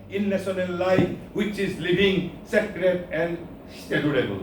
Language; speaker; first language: English; non-native, local second language; Assamese